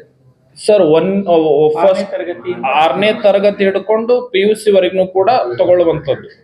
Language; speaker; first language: Kannada; native; Kannada